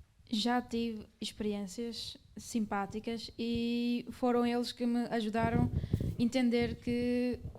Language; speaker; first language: Portuguese; early bilingual, other home language; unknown